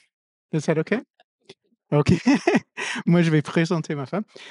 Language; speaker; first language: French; non-native, fluent; English